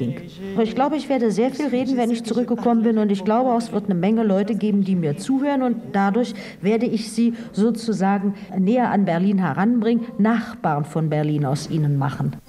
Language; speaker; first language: German; native; German